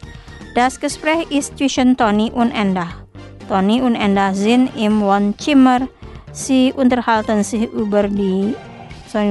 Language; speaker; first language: German; non-native, fluent; Indonesian